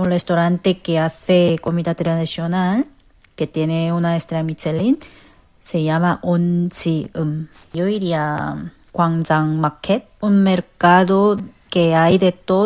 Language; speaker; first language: Spanish; non-native, fluent; Korean